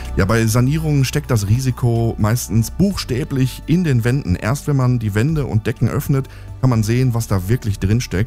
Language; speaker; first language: German; native; German